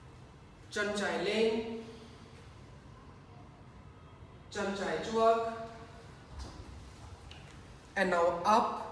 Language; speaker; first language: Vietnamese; non-native, learner; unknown